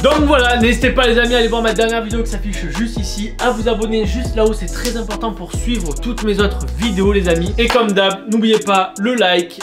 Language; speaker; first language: French; native; French